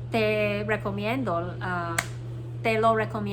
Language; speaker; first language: Spanish; non-native, learner; Cantonese